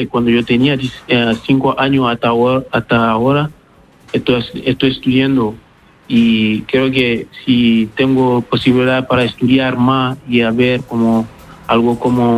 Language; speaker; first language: Spanish; non-native, learner; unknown